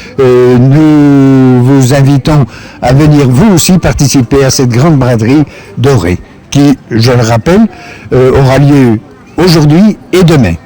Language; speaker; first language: French; native; French